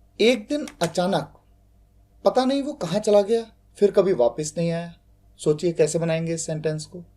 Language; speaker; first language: Hindi; native; Hindi